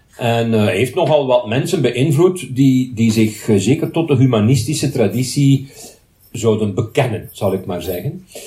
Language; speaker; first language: Dutch; native; Dutch